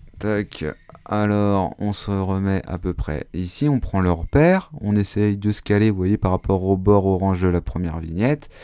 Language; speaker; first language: French; native; French